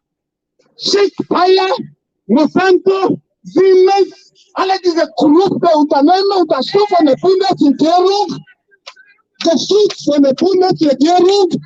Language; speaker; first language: German; non-native, fluent; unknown